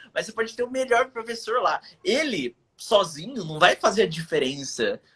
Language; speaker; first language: Portuguese; native; Portuguese